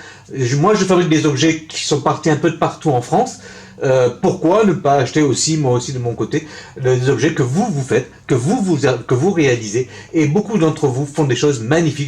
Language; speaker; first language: French; native; French